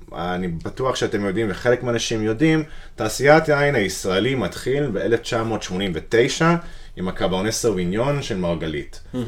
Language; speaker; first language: Hebrew; non-native, fluent; English